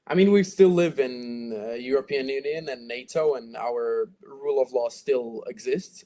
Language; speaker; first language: English; non-native, fluent; Slovak